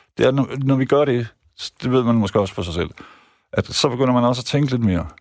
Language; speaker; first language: Danish; native; Danish